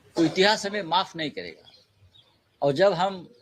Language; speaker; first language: Hindi; non-native, local second language; Marathi